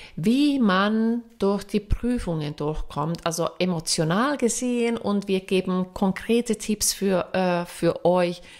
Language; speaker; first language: German; non-native, fluent; Finnish